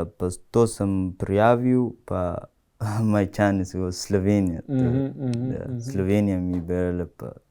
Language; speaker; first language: Slovenian; non-native, learner; Tigrinya